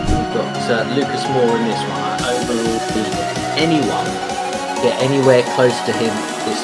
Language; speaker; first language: English; native; English